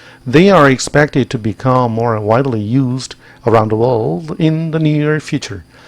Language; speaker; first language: English; non-native, fluent; Korean